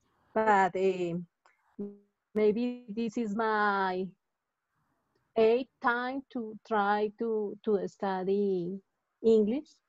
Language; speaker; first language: English; non-native, learner; Spanish